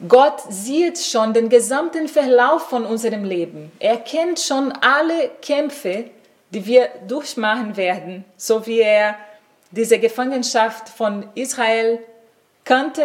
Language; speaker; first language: German; non-native, fluent; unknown